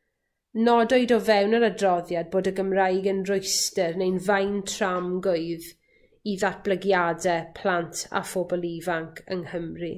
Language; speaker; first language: Welsh; native; Welsh